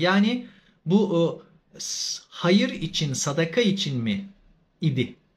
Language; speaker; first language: Turkish; native; Turkish